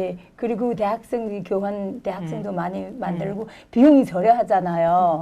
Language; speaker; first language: Korean; non-native, fluent; Chinese